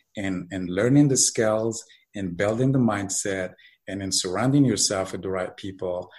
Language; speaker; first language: English; non-native, fluent; Arabic